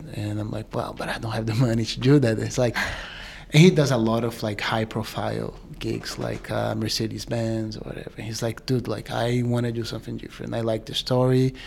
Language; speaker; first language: English; non-native, fluent; Portuguese